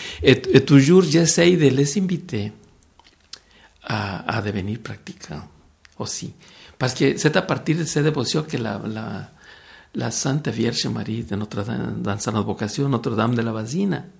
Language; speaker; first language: French; non-native, fluent; Spanish